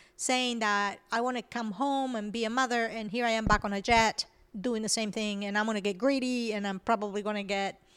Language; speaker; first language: English; non-native, fluent; Spanish